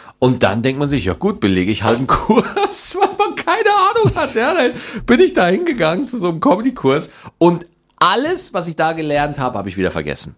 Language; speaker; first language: German; native; German